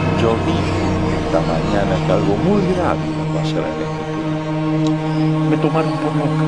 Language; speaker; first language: Spanish; native; Spanish